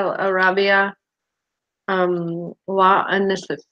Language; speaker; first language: Arabic; non-native, learner; English